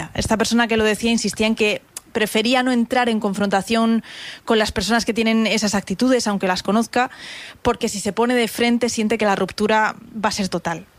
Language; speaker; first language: Spanish; native; Spanish